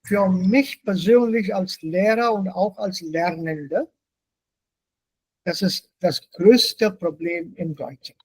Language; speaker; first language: German; non-native, fluent; Hindi